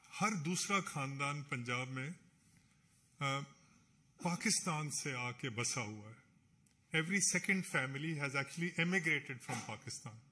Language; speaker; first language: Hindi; non-native, local second language; Punjabi